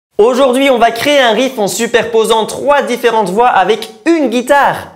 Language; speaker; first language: French; native; French